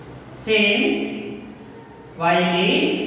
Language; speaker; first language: English; non-native, local second language; Telugu